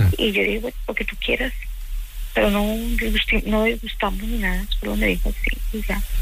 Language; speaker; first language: Spanish; native; Spanish